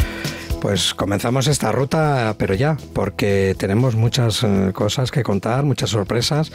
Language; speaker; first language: Spanish; native; Spanish